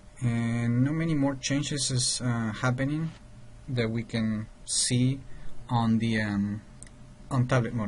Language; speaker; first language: English; non-native, fluent; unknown